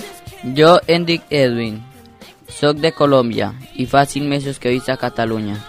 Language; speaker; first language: Catalan; non-native, learner; Spanish